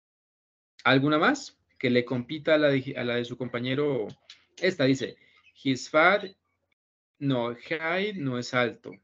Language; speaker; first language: Spanish; native; Spanish